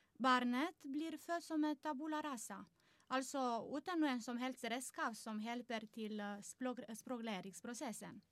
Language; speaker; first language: Norwegian; non-native, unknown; Romanian